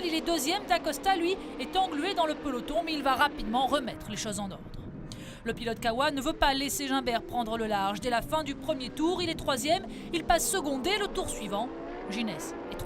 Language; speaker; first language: French; native; French